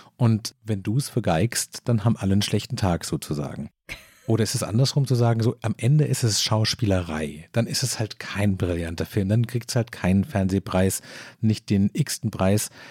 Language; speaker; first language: German; native; German